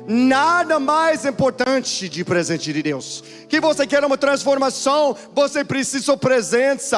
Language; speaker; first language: Portuguese; non-native, learner; English